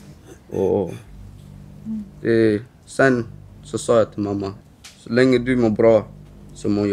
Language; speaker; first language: Swedish; early bilingual, other home language; Romany